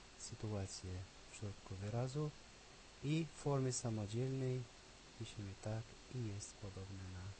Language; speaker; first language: Polish; non-native, learner; Arabic